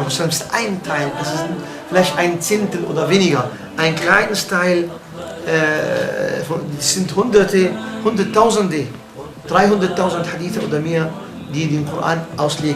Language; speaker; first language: German; non-native, fluent; Arabic